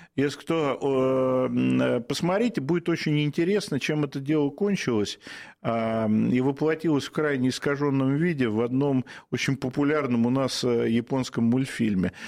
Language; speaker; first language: Russian; native; Russian